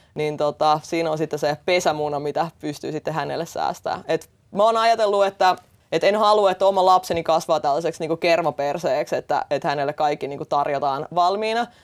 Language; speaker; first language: Finnish; early bilingual, other home language; Russian